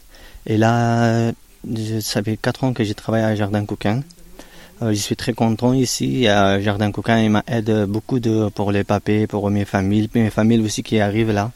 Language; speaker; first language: French; non-native, learner; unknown